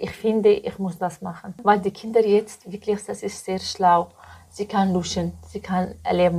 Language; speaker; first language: German; non-native, learner; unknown